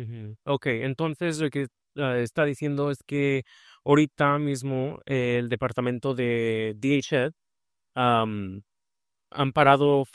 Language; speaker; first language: Spanish; early bilingual, heritage; Spanish